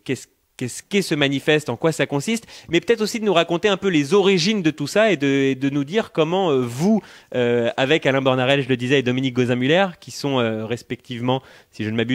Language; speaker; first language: French; native; French